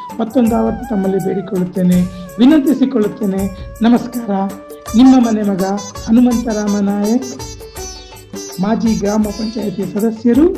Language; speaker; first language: Kannada; non-native, local second language; Lambadi